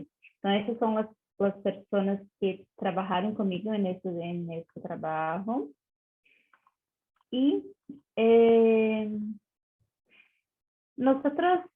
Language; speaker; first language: Spanish; non-native, learner; Portuguese